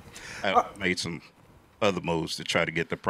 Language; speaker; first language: English; native; English